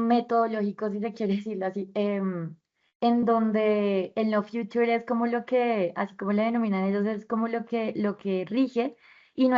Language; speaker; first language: Spanish; native; Spanish